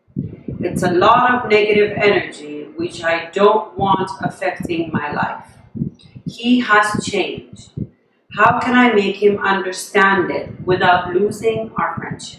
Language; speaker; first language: English; non-native, fluent; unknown